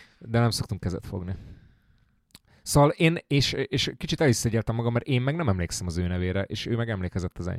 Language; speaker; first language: Hungarian; native; Hungarian